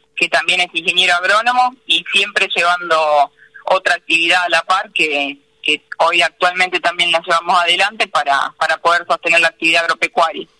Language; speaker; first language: Spanish; native; Spanish